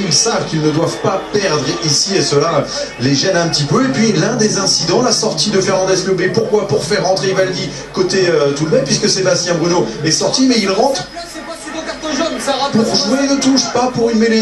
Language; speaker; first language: French; native; French